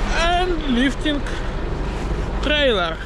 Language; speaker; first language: English; non-native, learner; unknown